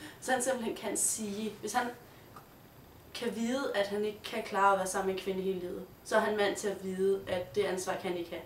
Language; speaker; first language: Danish; native; Danish